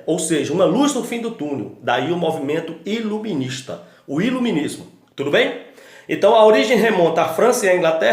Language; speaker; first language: Portuguese; native; Portuguese